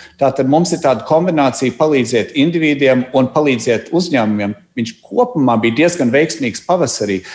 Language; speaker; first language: Latvian; early bilingual, heritage; Latvian